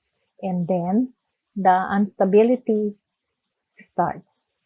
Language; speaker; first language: English; non-native, local second language; Filipino